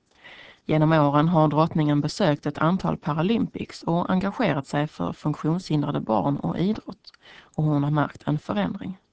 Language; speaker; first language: Swedish; native; Swedish